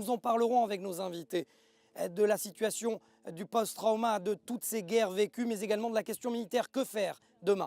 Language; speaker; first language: French; native; French